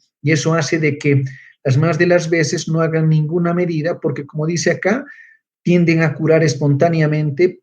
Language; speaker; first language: Spanish; native; Spanish